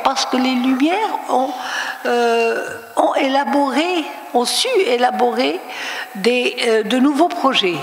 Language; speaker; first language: French; non-native, local second language; Arabic